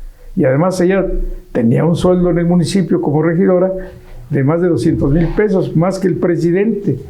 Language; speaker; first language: Spanish; native; Spanish